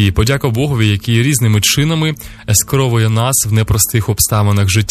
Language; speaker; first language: Ukrainian; native; Ukrainian